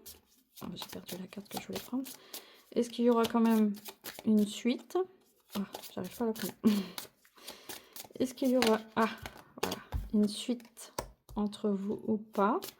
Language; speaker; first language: French; native; French